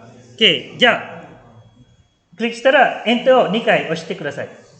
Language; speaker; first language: Japanese; non-native, fluent; Malay